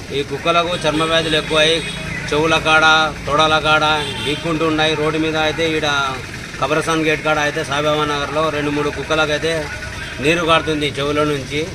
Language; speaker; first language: Telugu; native; Telugu